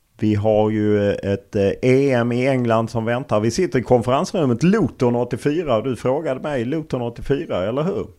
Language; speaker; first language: Swedish; native; Swedish